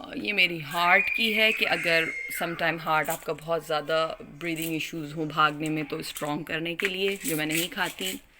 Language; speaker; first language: Urdu; native; Urdu